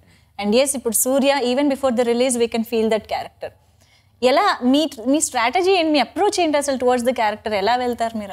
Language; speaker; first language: Telugu; native; Telugu